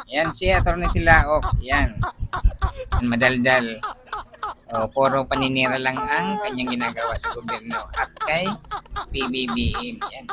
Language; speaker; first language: Filipino; native; Filipino